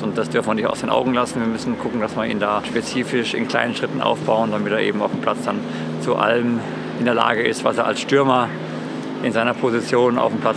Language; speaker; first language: German; native; German